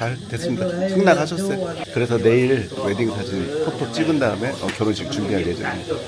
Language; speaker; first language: Korean; native; Korean